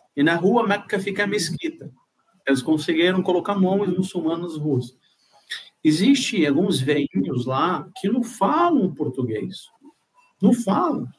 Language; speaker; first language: Portuguese; non-native, fluent; Arabic